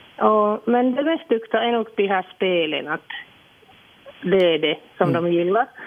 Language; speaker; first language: Swedish; non-native, local second language; Finnish